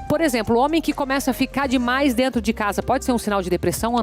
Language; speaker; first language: Portuguese; native; Portuguese